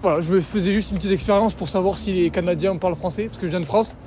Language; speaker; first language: French; native; French